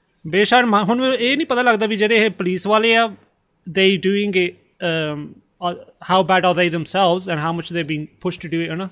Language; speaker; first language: Punjabi; early bilingual, heritage; Punjabi